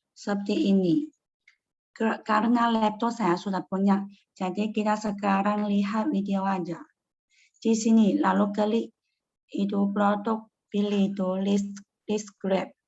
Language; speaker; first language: Indonesian; non-native, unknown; Chinese